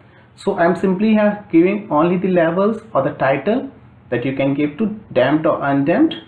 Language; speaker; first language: English; non-native, local second language; Hindi